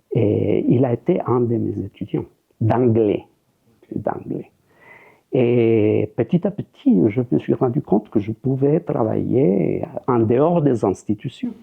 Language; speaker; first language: French; non-native, fluent; Spanish